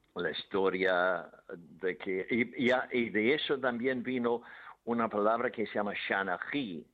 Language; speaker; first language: Spanish; non-native, fluent; English